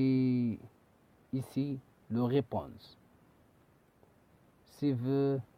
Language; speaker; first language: French; non-native, learner; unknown